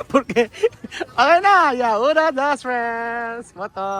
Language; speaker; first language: Spanish; non-native, learner; Filipino